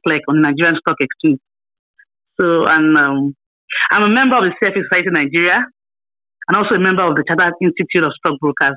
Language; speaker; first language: English; non-native, local second language; Yoruba